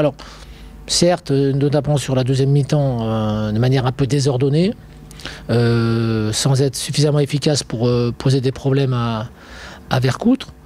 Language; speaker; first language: French; native; French